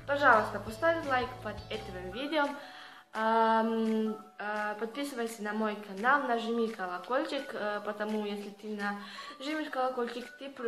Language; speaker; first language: Russian; non-native, learner; Serbian